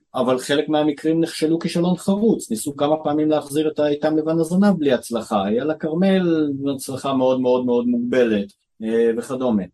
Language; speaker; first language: Hebrew; native; Hebrew